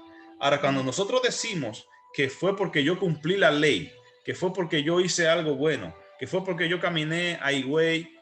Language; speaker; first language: Spanish; native; Spanish